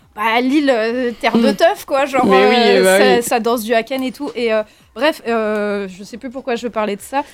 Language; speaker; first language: French; native; French